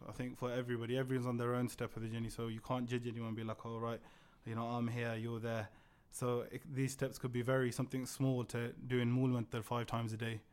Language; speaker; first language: English; native; English